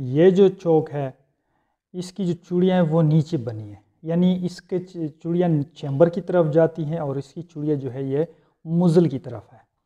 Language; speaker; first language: Urdu; non-native, local second language; Punjabi